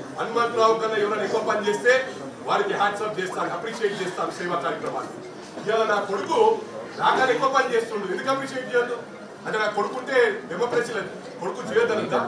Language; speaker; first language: Telugu; native; Telugu